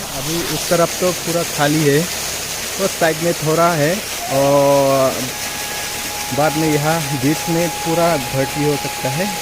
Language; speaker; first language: Hindi; non-native, local second language; Karbi